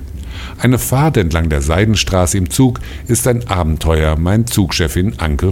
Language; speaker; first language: German; native; German